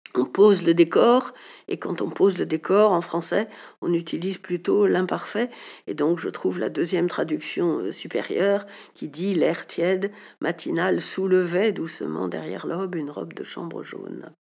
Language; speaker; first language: French; native; French